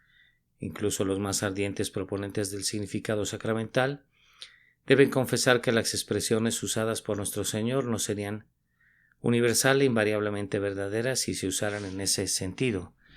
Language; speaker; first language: Spanish; native; Spanish